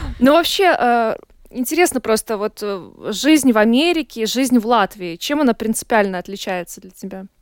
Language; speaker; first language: Russian; native; Russian